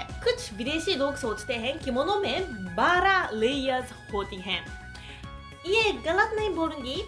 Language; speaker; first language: Hindi; non-native, fluent; Japanese